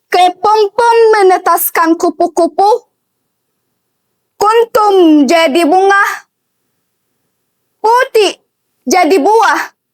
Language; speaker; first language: Indonesian; non-native, learner; Arabic